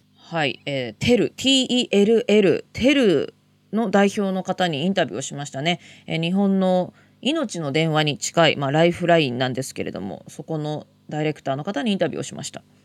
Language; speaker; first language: Japanese; native; Japanese